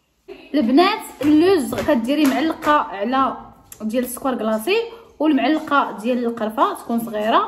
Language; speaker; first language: Arabic; native; Arabic